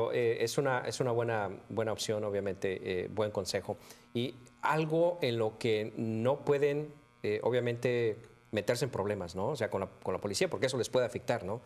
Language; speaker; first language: Spanish; native; Spanish